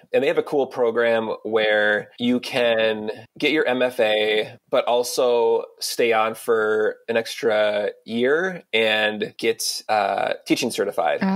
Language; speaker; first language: English; native; English